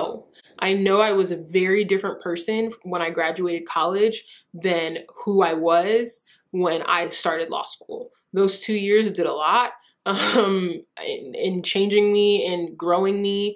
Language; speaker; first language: English; early bilingual, other home language; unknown